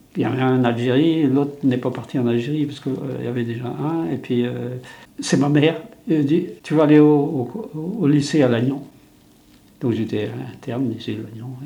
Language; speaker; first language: French; non-native, local second language; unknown